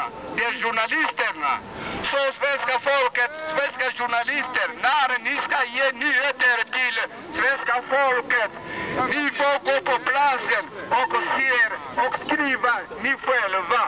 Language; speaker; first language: Swedish; non-native, learner; French